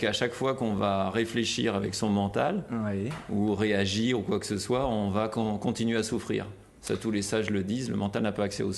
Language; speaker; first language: French; native; French